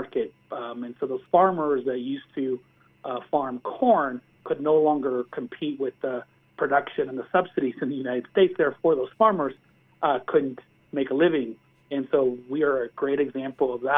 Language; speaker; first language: English; early bilingual, other home language; Spanish